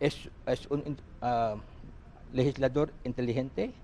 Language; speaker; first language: Spanish; non-native, learner; Filipino